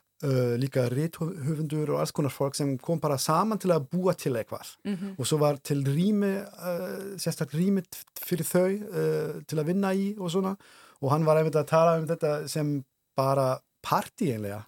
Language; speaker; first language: Icelandic; non-native, fluent; German